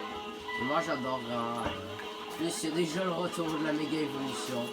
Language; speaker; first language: French; native; French